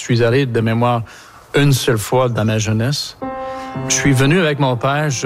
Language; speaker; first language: French; non-native, local second language; English